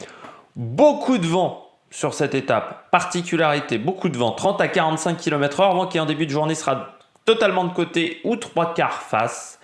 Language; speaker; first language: French; native; French